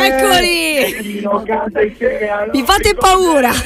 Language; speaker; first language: Italian; native; Italian